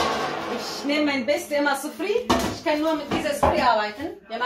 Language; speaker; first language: German; non-native, learner; Kurdish